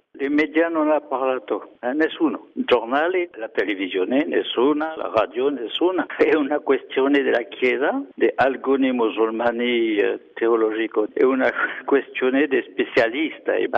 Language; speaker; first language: Italian; non-native, learner; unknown